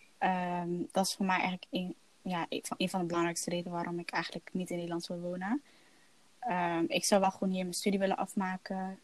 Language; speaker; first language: Dutch; early bilingual, other home language; Somali